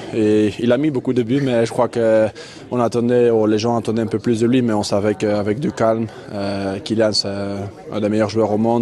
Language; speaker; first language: French; non-native, fluent; Dutch